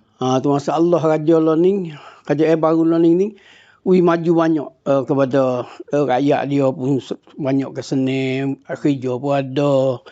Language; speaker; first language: Malay; native; Malay